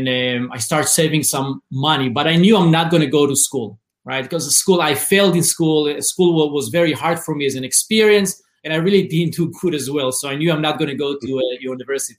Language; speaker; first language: English; non-native, fluent; Hebrew